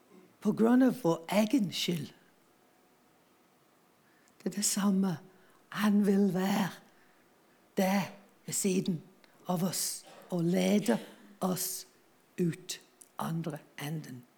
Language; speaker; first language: Norwegian; non-native, fluent; English